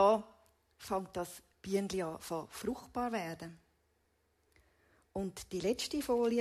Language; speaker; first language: German; native; German